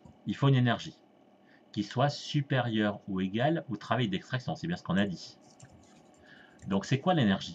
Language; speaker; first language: French; native; French